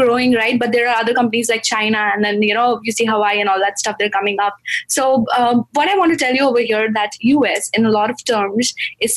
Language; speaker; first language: English; non-native, local second language; Gujarati